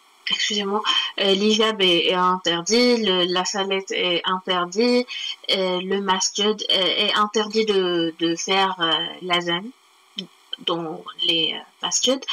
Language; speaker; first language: French; non-native, learner; Arabic